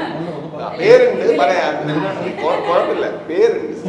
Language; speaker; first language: Malayalam; non-native, learner; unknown